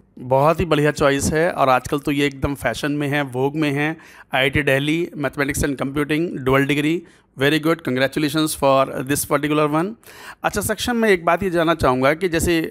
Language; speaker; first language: Hindi; native; Hindi